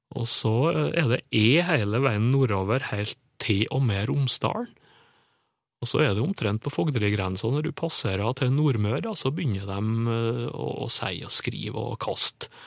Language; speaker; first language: Norwegian; native; Norwegian